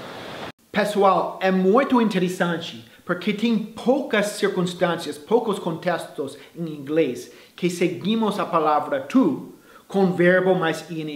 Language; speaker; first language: Portuguese; non-native, fluent; English